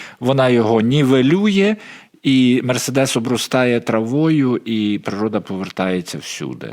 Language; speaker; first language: Ukrainian; native; Ukrainian